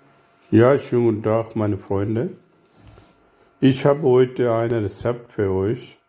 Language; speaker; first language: German; non-native, learner; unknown